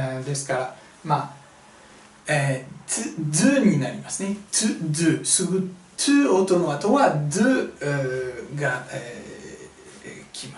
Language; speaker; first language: Japanese; non-native, fluent; French